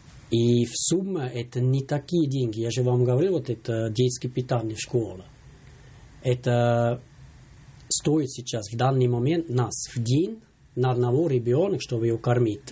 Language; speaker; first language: Russian; non-native, fluent; Swiss German